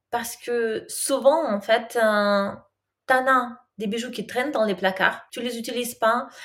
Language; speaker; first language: French; non-native, fluent; Russian